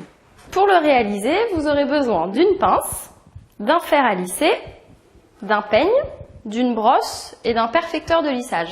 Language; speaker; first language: French; native; French